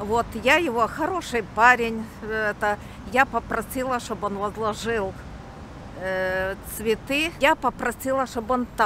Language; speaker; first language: Russian; native; Russian